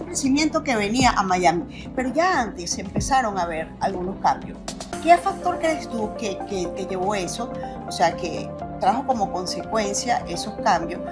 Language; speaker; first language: Spanish; native; Spanish